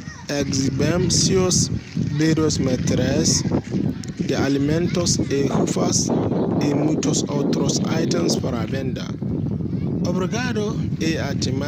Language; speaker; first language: Portuguese; non-native, learner; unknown